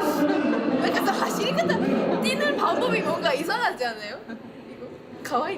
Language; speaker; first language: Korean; non-native, learner; Japanese